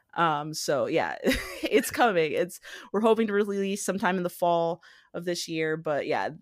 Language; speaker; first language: English; native; English